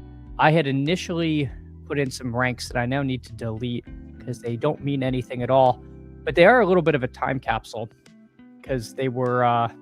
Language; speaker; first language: English; native; English